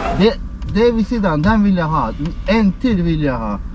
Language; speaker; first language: Swedish; non-native, learner; Turkish